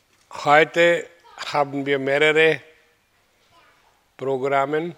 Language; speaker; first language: German; non-native, learner; Hindi